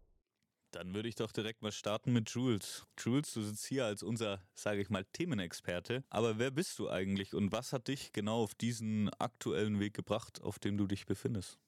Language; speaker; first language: German; native; German